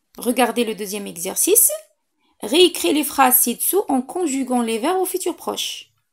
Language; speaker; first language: French; non-native, local second language; Arabic